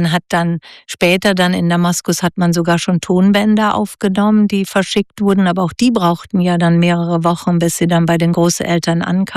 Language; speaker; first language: German; native; German